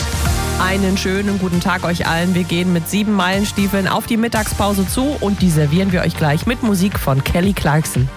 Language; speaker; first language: German; native; German